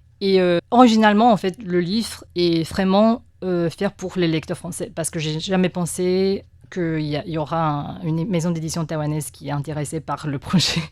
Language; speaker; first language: French; non-native, fluent; Chinese